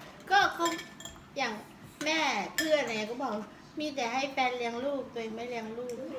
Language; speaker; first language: Thai; early bilingual, heritage; Thai